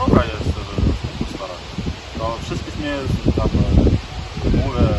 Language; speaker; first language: Polish; non-native, learner; Lithuanian